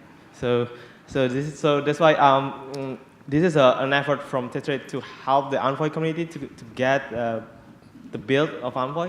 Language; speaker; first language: English; non-native, fluent; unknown